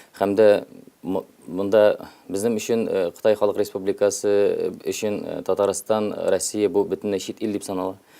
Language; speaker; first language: Tatar; early bilingual, heritage; Tatar